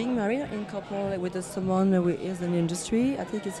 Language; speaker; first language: English; non-native, fluent; French